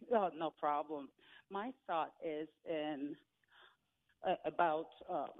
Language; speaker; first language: English; non-native, fluent; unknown